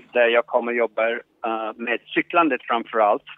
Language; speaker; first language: Swedish; non-native, fluent; English